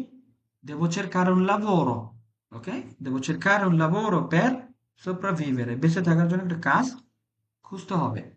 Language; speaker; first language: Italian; non-native, fluent; Bangla